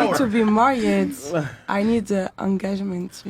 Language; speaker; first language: English; non-native, learner; French